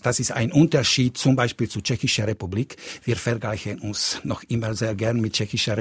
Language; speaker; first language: German; non-native, fluent; Slovak